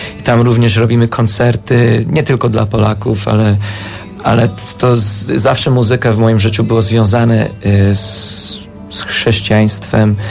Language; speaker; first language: Polish; early bilingual, heritage; Polish